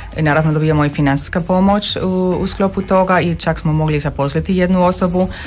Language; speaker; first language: Croatian; non-native, fluent; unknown